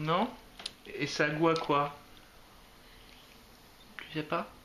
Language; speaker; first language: French; native; French